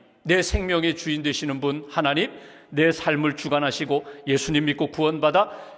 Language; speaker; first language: Korean; native; Korean